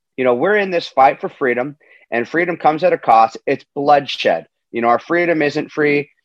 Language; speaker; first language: English; native; English